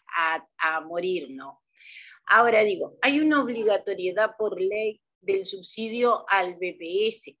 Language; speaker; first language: Spanish; native; Spanish